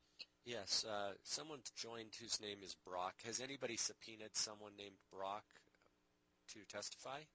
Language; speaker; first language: English; native; English